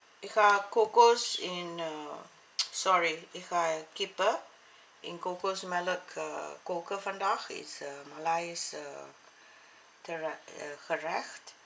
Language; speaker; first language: Dutch; non-native, learner; Malay